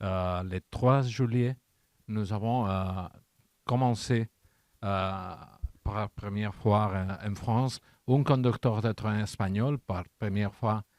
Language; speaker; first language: French; non-native, learner; Catalan